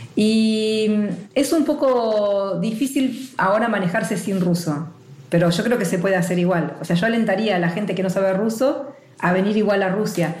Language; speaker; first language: Spanish; native; Spanish